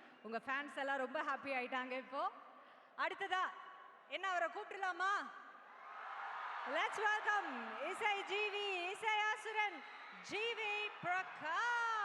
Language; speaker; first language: Tamil; native; Tamil